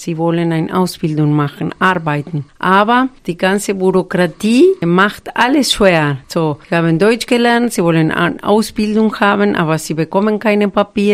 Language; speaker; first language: German; non-native, fluent; Spanish